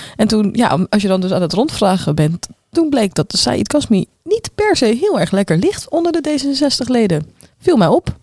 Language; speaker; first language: Dutch; native; Dutch